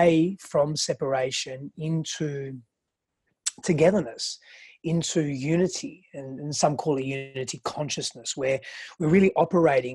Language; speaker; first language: English; early bilingual, other home language; Greek